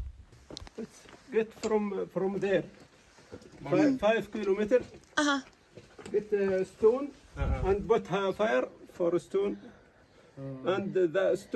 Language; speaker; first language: English; non-native, learner; Arabic